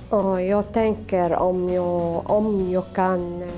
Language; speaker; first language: Swedish; non-native, learner; Arabic